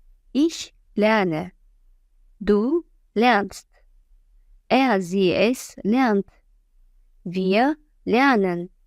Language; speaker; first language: German; non-native, fluent; Azerbaijani